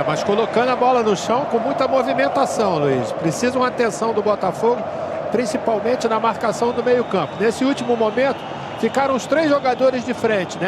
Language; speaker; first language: Portuguese; native; Portuguese